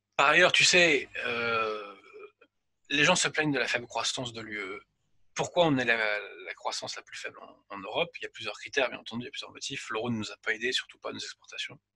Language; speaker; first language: French; native; French